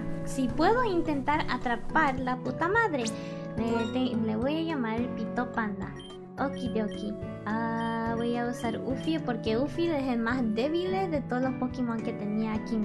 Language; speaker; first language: Spanish; early bilingual, heritage; English